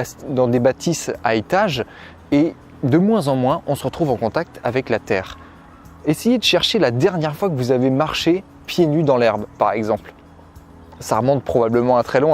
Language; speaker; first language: French; native; French